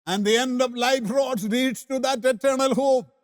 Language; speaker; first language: English; non-native, local second language; Malayalam